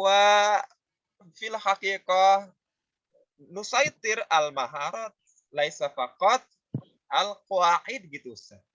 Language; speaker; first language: Arabic; non-native, fluent; Indonesian